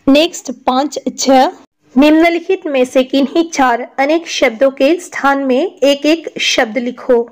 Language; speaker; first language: Hindi; non-native, local second language; Assamese